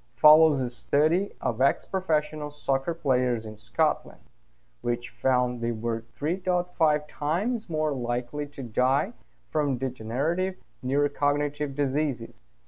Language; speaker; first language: English; non-native, fluent; Portuguese